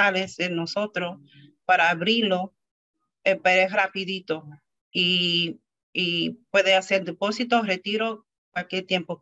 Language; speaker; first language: Spanish; early bilingual, heritage; Spanish